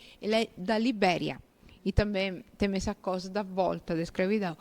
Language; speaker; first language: Portuguese; non-native, fluent; Italian